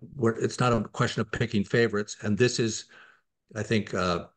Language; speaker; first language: English; native; English